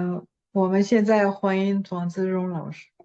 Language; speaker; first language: Chinese; non-native, fluent; French